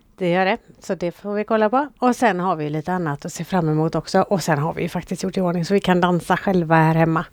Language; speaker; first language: Swedish; native; Swedish